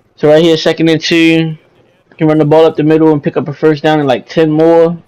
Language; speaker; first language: English; native; English